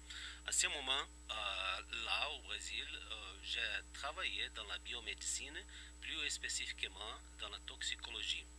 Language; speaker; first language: French; non-native, fluent; Portuguese